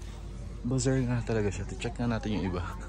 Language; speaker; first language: Filipino; native; Filipino